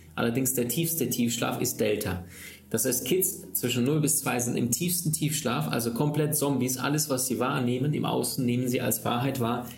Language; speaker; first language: German; early bilingual, other home language; Russian